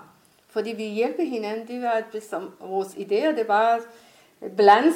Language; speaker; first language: Danish; non-native, fluent; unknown